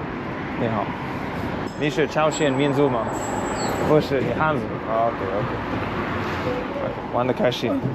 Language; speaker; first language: Chinese; non-native, learner; English